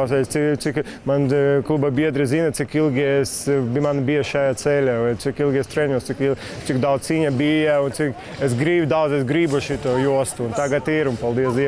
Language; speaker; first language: Latvian; non-native, local second language; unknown